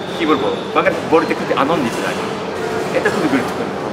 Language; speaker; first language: Bangla; non-native, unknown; Japanese